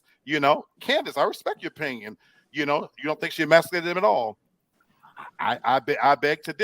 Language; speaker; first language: English; native; English